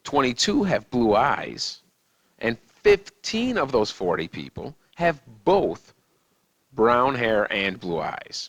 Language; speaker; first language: English; native; English